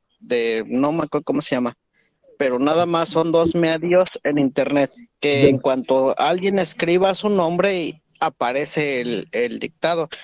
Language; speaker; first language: Spanish; native; Spanish